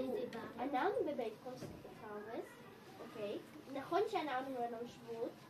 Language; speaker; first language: Hebrew; non-native, learner; Portuguese